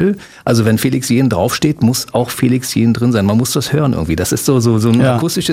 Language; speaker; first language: German; native; German